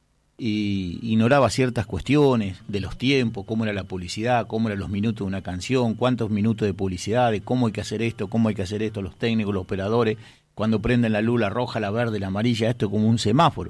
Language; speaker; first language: Spanish; native; Spanish